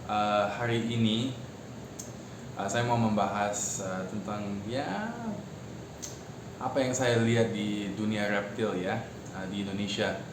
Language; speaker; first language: Indonesian; non-native, fluent; English